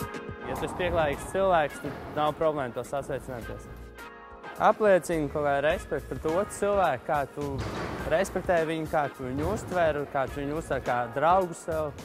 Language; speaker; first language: Latvian; native; Latvian